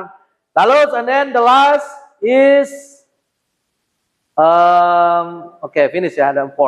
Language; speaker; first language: English; non-native, learner; Indonesian